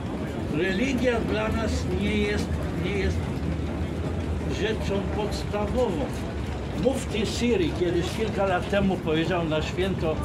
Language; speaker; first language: Polish; non-native, fluent; Arabic